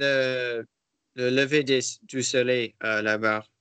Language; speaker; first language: French; non-native, learner; English